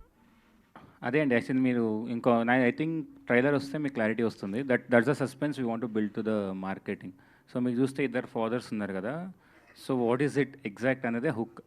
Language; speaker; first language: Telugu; native; Telugu